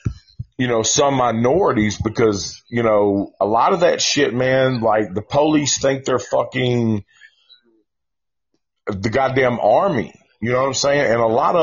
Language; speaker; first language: English; native; English